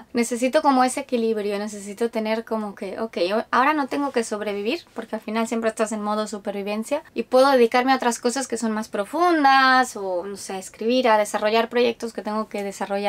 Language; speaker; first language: Spanish; native; Spanish